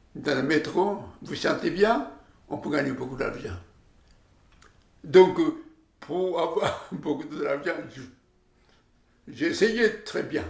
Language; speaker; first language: French; non-native, learner; Japanese